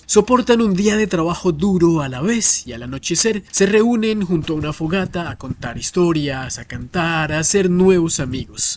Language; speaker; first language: Spanish; native; Spanish